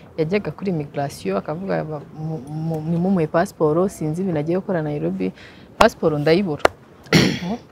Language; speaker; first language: Kinyarwanda; native; Kinyarwanda